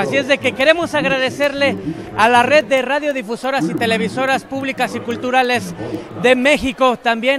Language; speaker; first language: Spanish; native; Spanish